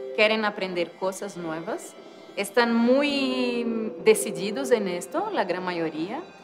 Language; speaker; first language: Spanish; non-native, fluent; Portuguese